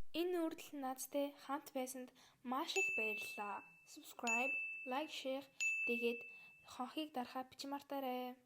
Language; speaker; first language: Mongolian; early bilingual, heritage; Mongolian